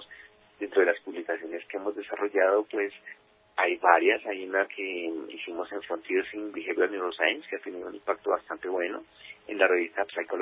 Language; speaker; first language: Spanish; native; Spanish